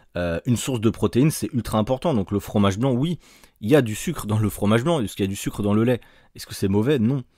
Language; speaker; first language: French; native; French